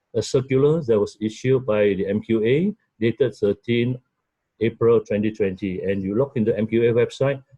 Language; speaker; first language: English; non-native, local second language; Malay